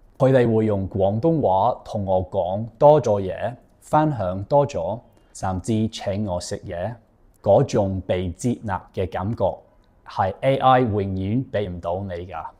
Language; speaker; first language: Cantonese; non-native, fluent; English